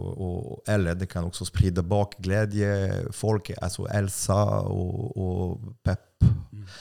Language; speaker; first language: Swedish; non-native, fluent; French